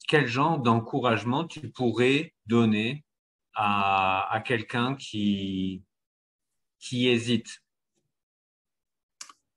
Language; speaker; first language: French; native; French